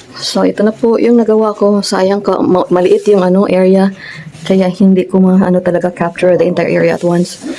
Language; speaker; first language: Filipino; native; Filipino